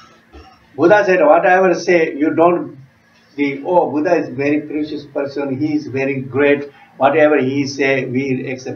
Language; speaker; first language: English; non-native, learner; Tibetan